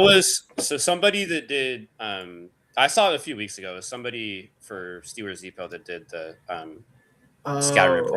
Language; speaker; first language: English; native; English